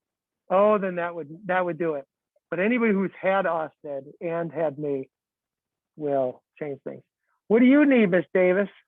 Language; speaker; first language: English; native; English